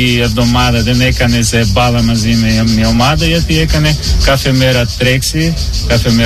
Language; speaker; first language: Greek; non-native, learner; Portuguese